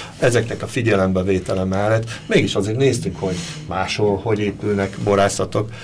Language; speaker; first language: Hungarian; early bilingual, heritage; Hungarian